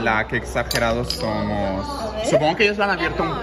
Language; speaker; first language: Spanish; native; Spanish